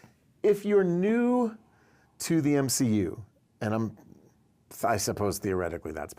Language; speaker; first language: English; native; English